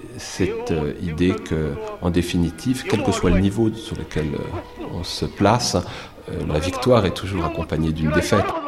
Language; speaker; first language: French; native; French